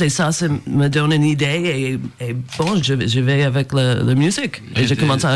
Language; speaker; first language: French; non-native, fluent; English